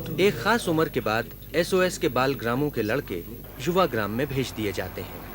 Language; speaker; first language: Hindi; native; Hindi